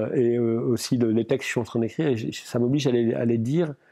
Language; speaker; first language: French; non-native, local second language; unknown